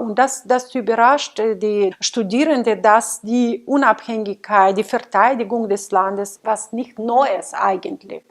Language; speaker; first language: German; non-native, fluent; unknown